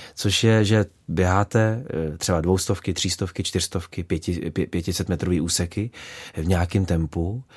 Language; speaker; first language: Czech; native; Czech